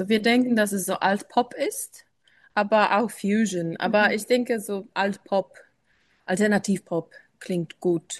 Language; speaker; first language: German; non-native, learner; English